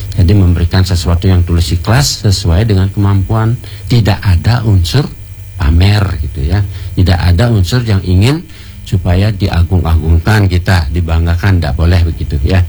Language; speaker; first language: Malay; non-native, local second language; Balinese